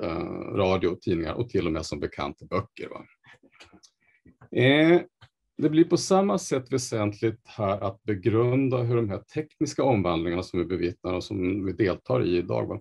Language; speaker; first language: Swedish; native; Swedish